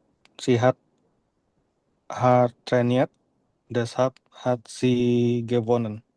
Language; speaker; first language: German; non-native, learner; Indonesian